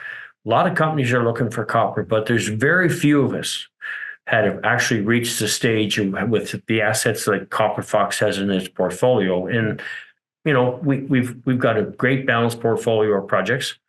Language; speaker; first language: English; native; English